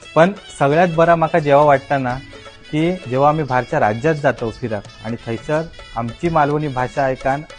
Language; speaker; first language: Marathi; non-native, local second language; Konkani